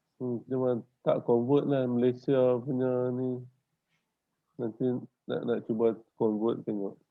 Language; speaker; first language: Malay; native; Malay